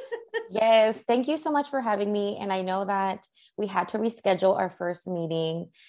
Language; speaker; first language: English; early bilingual, other home language; Spanish